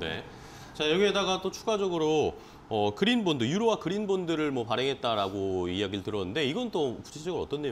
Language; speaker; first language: Korean; native; Korean